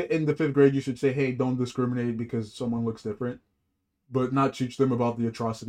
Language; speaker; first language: English; non-native, local second language; Yoruba